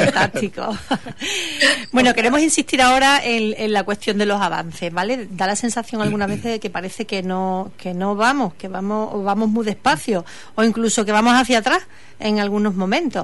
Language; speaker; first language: Spanish; native; Spanish